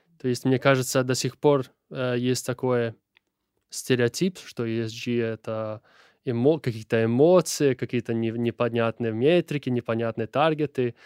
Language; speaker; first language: Russian; non-native, fluent; Italian